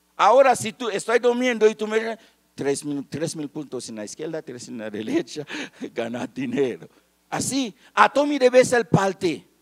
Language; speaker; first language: Spanish; non-native, fluent; Haitian Creole